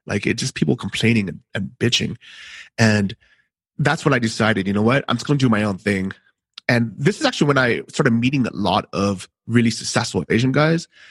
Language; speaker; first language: English; native; English